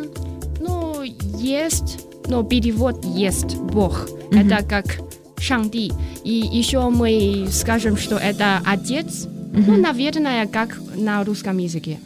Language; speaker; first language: Russian; non-native, learner; Chinese